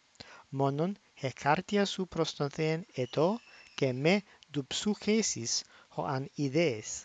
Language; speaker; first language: Greek; non-native, fluent; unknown